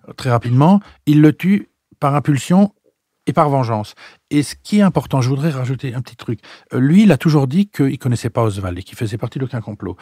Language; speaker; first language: French; native; French